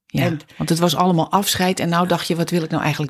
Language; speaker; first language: Dutch; native; Dutch